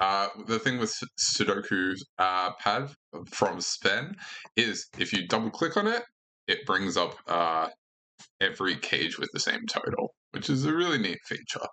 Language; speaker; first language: English; native; English